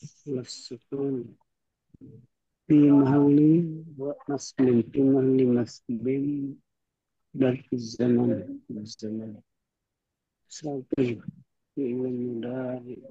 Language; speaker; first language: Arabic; non-native, learner; Indonesian